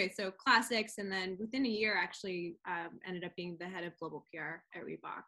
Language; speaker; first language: English; native; English